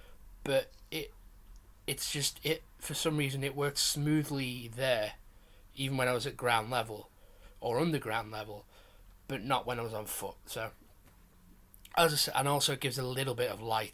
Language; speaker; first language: English; native; English